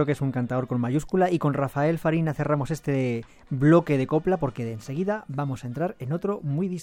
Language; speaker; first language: Spanish; native; Spanish